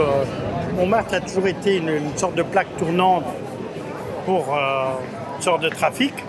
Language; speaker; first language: French; non-native, fluent; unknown